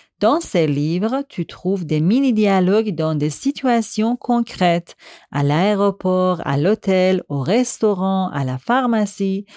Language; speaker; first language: French; non-native, fluent; Persian